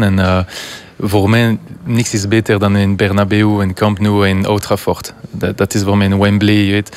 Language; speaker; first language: Dutch; non-native, local second language; French